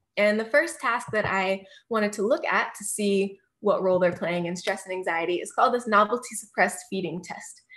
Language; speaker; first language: English; native; English